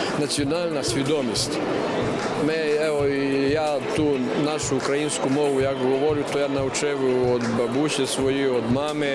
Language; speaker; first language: Ukrainian; early bilingual, heritage; Ukrainian